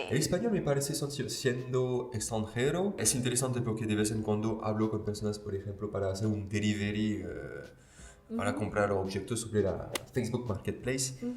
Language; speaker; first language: Spanish; non-native, fluent; French